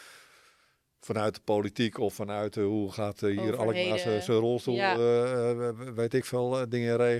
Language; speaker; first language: Dutch; native; Dutch